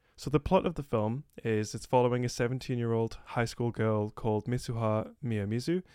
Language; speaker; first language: English; native; English